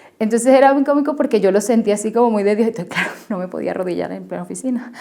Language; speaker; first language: Spanish; native; Spanish